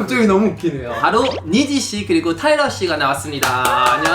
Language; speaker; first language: Korean; non-native, fluent; French